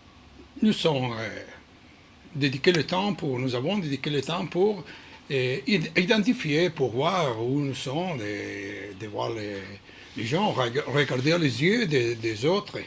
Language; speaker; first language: French; non-native, learner; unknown